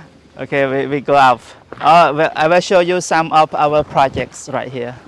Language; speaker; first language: English; non-native, learner; Khmer